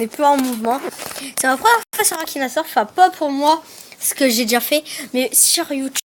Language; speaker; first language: French; native; French